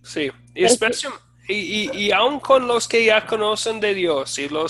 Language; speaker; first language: Spanish; non-native, fluent; English